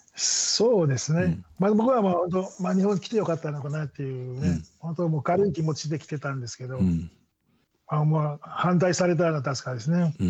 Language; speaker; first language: Japanese; non-native, fluent; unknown